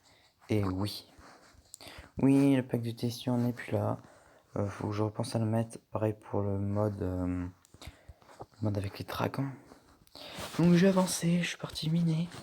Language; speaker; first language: French; native; French